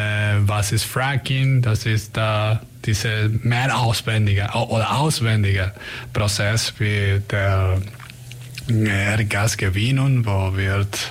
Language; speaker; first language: German; non-native, fluent; Spanish